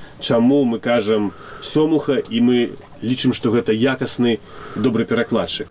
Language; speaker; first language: Belarusian; native; Belarusian